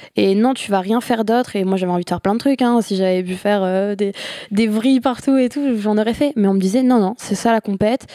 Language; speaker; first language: French; native; French